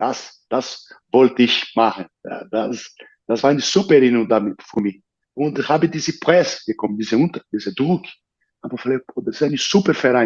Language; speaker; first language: German; non-native, learner; Portuguese